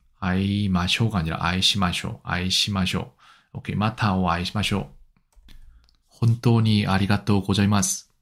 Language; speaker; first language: Japanese; non-native, learner; Korean